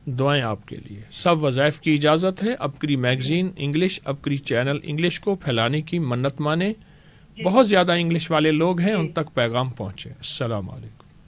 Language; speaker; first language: Urdu; native; Urdu